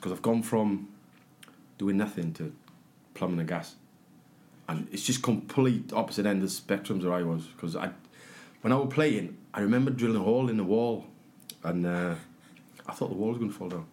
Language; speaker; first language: English; native; English